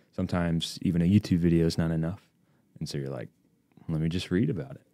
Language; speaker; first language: English; native; English